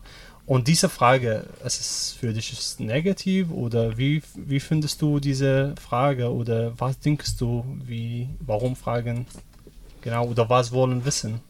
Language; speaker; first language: German; non-native, learner; Arabic